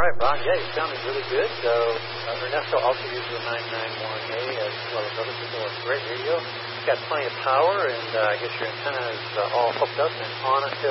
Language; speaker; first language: English; native; English